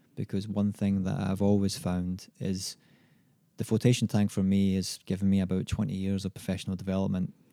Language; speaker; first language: English; native; English